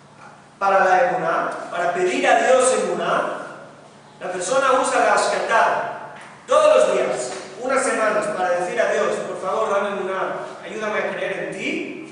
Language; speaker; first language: Spanish; non-native, fluent; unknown